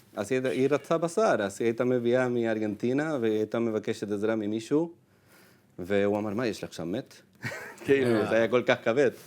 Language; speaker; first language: Hebrew; non-native, fluent; Spanish